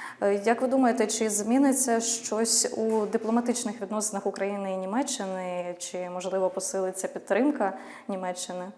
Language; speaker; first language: Ukrainian; native; Ukrainian